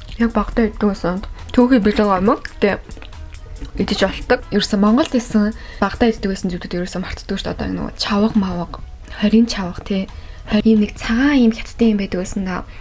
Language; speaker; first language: Mongolian; early bilingual, heritage; Mongolian